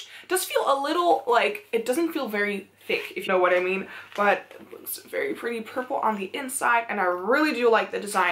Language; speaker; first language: English; non-native, fluent; Dutch